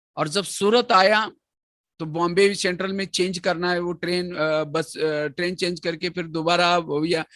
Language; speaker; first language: Hindi; non-native, local second language; Marathi